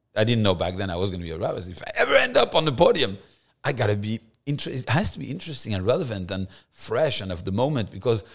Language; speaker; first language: English; non-native, fluent; French